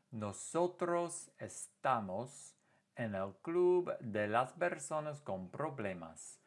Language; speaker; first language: Spanish; non-native, fluent; English